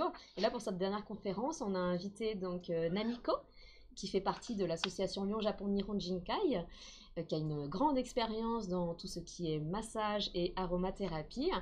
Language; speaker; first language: French; native; French